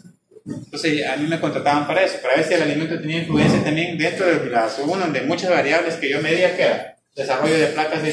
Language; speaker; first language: Spanish; native; Spanish